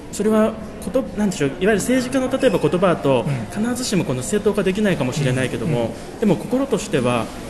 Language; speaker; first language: Japanese; native; Japanese